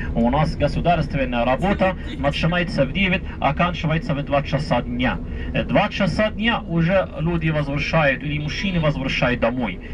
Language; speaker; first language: Russian; non-native, fluent; Arabic